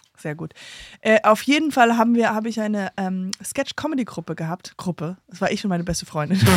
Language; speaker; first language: German; non-native, fluent; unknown